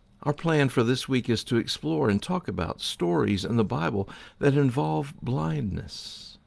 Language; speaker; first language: English; native; English